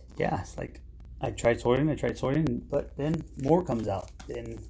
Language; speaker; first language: English; native; English